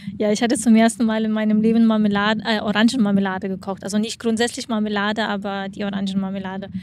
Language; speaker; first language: German; non-native, fluent; Lithuanian